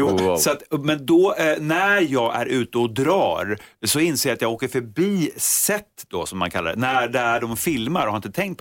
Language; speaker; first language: Swedish; native; Swedish